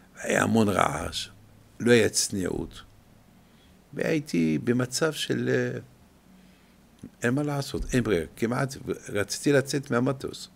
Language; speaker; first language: Hebrew; non-native, fluent; French